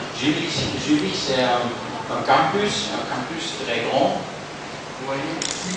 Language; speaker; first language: French; non-native, fluent; German